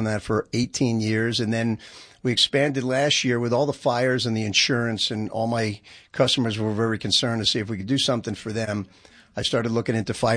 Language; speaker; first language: English; native; English